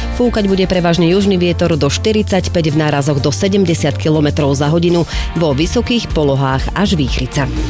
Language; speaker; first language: Slovak; native; Slovak